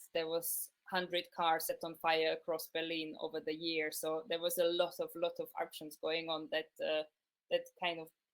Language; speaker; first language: English; non-native, fluent; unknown